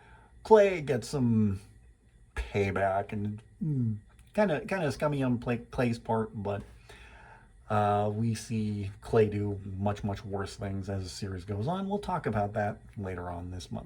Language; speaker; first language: English; native; English